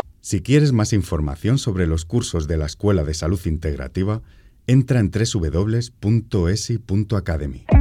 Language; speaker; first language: Spanish; native; Spanish